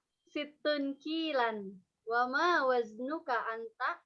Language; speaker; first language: Arabic; non-native, learner; Indonesian